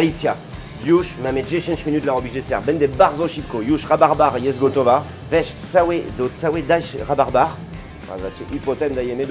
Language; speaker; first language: Polish; non-native, learner; French